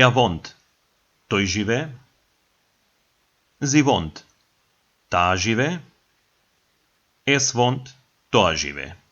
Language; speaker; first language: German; non-native, fluent; Macedonian